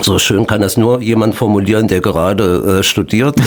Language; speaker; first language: German; native; German